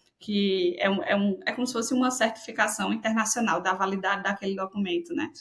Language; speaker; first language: Portuguese; native; Portuguese